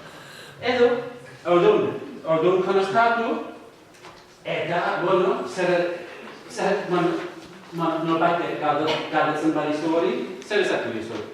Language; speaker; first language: Basque; non-native, learner; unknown